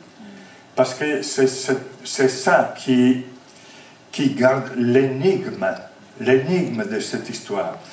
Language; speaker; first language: French; non-native, fluent; Italian